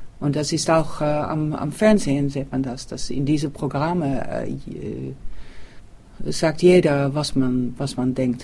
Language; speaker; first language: German; non-native, learner; Dutch